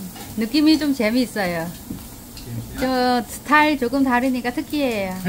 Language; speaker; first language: Korean; non-native, learner; Vietnamese